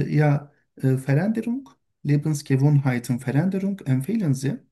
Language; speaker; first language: German; non-native, learner; Turkish